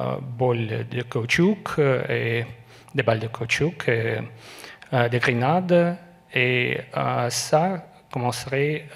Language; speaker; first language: French; non-native, learner; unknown